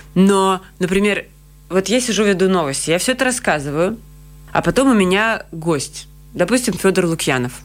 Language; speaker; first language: Russian; native; Russian